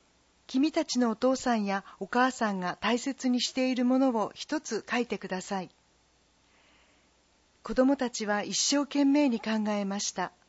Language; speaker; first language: Japanese; non-native, fluent; Korean